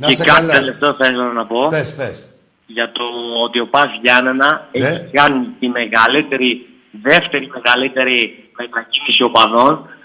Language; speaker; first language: Greek; native; Greek